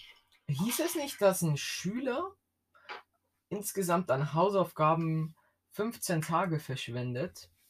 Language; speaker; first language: German; native; German